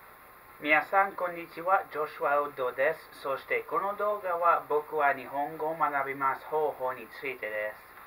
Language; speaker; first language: Japanese; non-native, learner; English